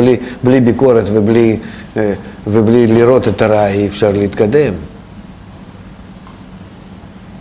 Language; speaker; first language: Hebrew; non-native, fluent; Russian